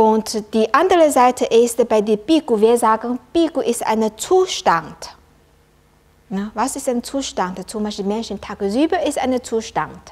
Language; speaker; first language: German; non-native, learner; Chinese